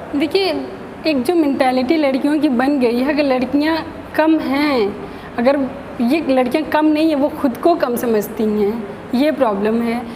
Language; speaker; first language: Hindi; native; Hindi